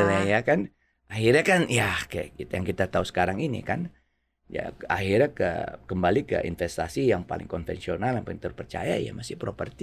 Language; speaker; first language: Indonesian; native; Indonesian